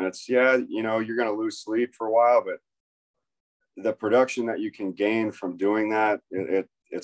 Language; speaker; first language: English; native; English